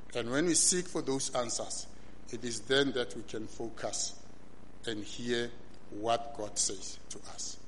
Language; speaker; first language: English; non-native, local second language; Tswana